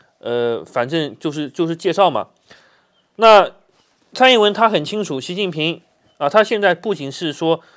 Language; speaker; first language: Chinese; native; Chinese